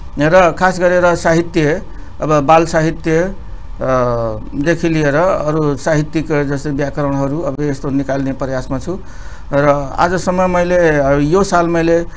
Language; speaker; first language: Nepali; non-native, local second language; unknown